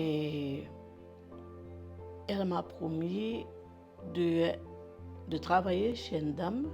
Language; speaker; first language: French; non-native, learner; Portuguese